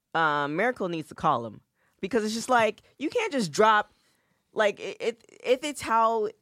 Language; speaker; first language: English; native; English